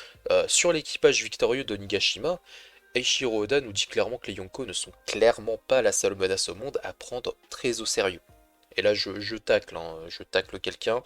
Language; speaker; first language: French; native; French